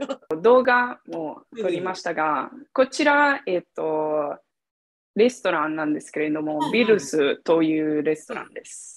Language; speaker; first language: Japanese; non-native, fluent; Italian